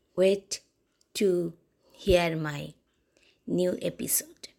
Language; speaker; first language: English; non-native, local second language; Bangla